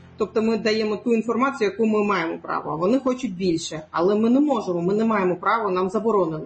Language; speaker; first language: Ukrainian; non-native, local second language; Crimean Tatar